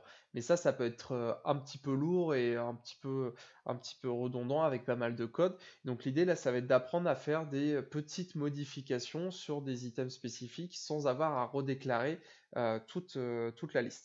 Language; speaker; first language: French; native; French